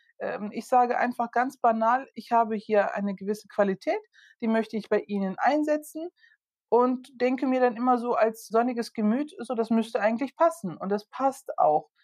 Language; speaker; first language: German; early bilingual, other home language; Turkish